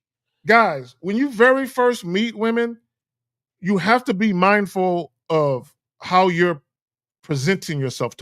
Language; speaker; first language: English; native; English